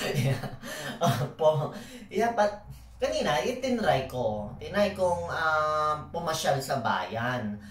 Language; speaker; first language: Filipino; native; Filipino